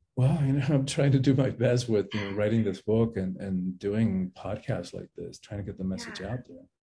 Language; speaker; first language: English; early bilingual, other home language; Spanish